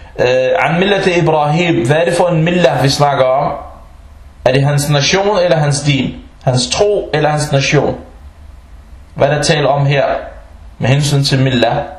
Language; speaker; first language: Danish; early bilingual, other home language; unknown